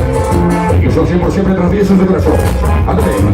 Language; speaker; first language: Spanish; native; Spanish